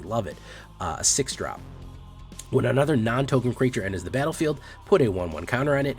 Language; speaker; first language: English; native; English